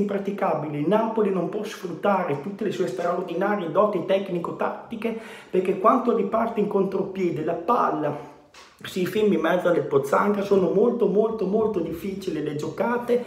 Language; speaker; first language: Italian; native; Italian